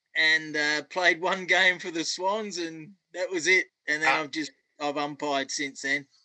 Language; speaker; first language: English; native; English